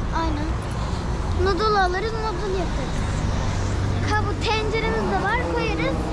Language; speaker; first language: Turkish; native; Turkish